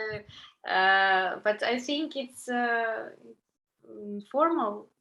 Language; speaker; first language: English; non-native, learner; Ukrainian